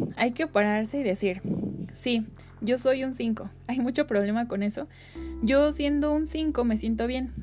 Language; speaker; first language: Spanish; native; Spanish